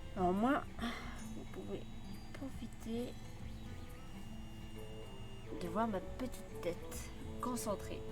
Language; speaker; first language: French; native; French